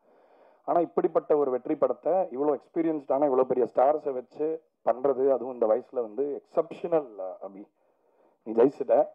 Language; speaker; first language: Tamil; native; Tamil